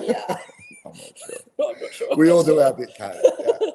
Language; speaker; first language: English; native; English